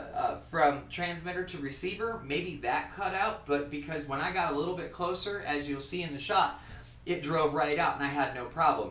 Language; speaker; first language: English; native; English